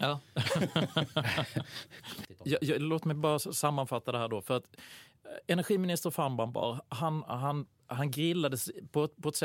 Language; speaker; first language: Swedish; native; Swedish